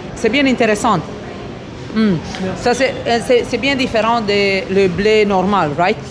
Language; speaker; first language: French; non-native, fluent; Romanian